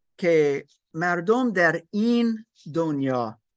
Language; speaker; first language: Persian; non-native, learner; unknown